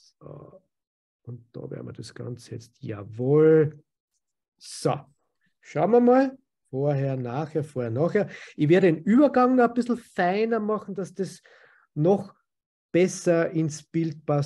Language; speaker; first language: German; native; German